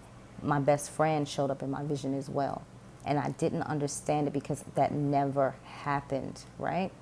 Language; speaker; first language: English; native; English